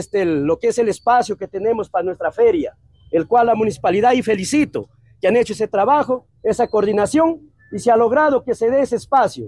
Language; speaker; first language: Spanish; native; Spanish